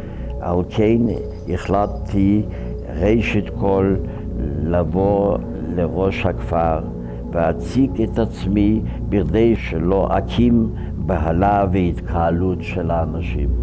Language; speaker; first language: Hebrew; non-native, fluent; Ukrainian